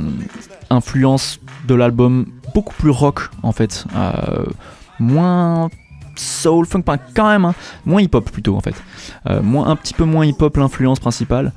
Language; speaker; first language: French; native; French